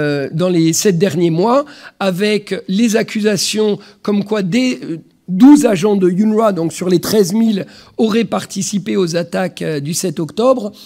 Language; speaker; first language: French; native; French